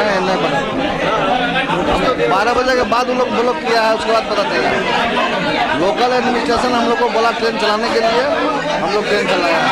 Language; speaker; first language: Hindi; non-native, local second language; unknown